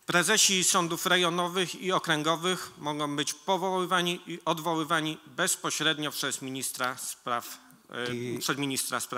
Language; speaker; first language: Polish; native; Polish